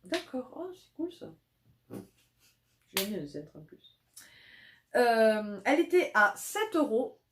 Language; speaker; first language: French; native; French